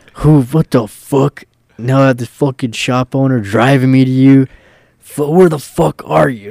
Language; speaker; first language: English; native; English